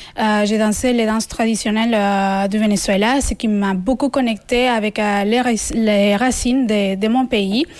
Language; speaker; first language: French; non-native, fluent; Spanish